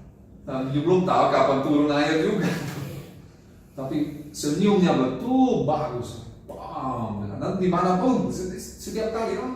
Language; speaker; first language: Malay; non-native, fluent; Dutch